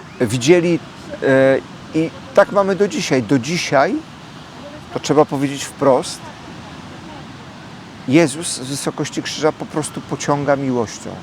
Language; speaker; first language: Polish; native; Polish